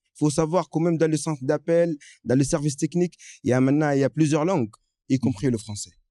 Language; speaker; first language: French; non-native, fluent; Arabic